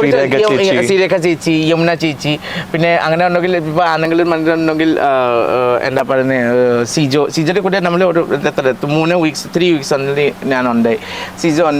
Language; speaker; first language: Malayalam; non-native, learner; Assamese